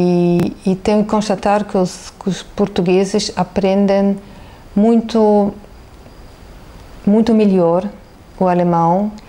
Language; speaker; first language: Portuguese; non-native, fluent; German